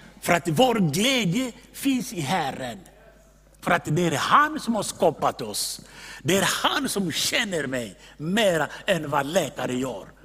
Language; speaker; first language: Swedish; non-native, fluent; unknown